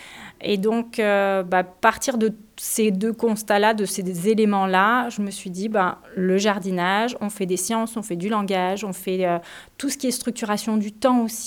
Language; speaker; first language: French; native; French